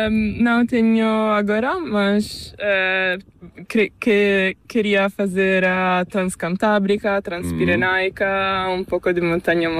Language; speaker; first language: Spanish; non-native, learner; Italian